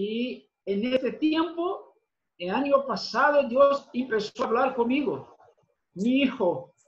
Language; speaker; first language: Spanish; non-native, fluent; Portuguese